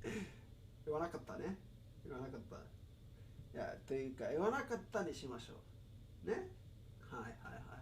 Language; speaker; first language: Japanese; non-native, learner; English